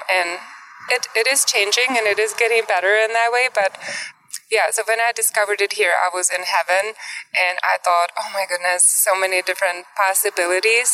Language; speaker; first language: English; non-native, fluent; Czech